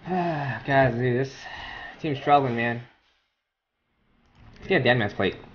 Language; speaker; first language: English; native; English